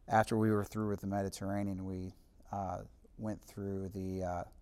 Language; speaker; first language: English; native; English